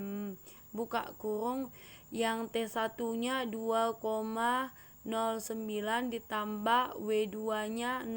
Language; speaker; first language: Indonesian; native; Indonesian